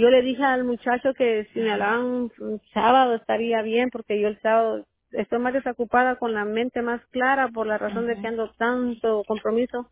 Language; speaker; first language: Spanish; native; Spanish